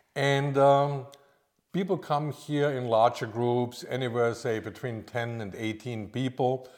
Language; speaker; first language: English; non-native, fluent; German